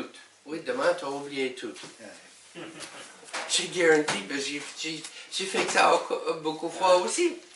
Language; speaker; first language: French; non-native, learner; English